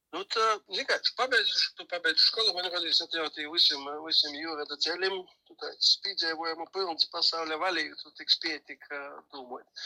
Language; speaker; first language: Latvian; native; Latvian